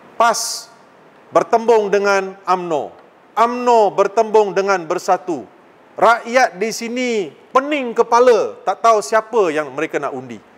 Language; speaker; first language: Malay; non-native, local second language; Tamil